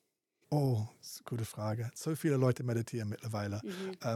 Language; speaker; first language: German; non-native, fluent; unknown